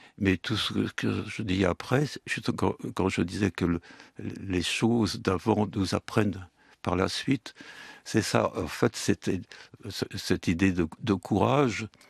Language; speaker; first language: French; early bilingual, other home language; Yiddish